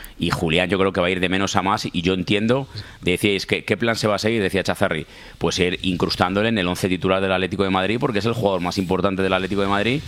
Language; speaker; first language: Spanish; native; Spanish